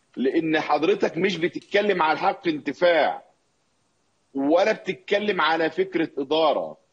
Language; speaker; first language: Arabic; native; Arabic